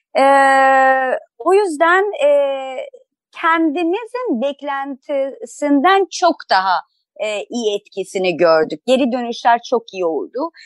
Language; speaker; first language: Turkish; non-native, fluent; Persian